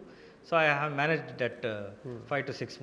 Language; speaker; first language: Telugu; non-native, learner; Kannada